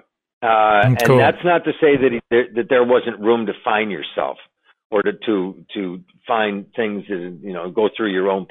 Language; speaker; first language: English; native; English